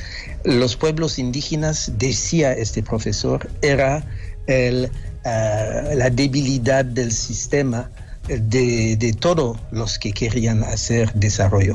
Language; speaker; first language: Spanish; non-native, fluent; French